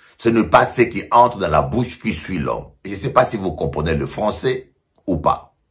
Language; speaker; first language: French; non-native, local second language; Lingala